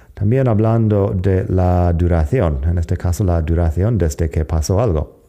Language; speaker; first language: Spanish; non-native, fluent; English